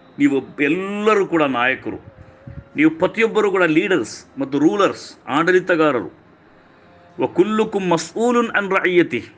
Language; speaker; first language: Kannada; non-native, local second language; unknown